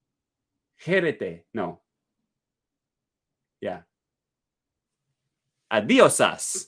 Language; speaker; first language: Spanish; non-native, learner; English